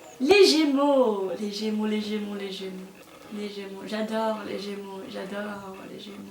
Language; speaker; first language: French; non-native, fluent; English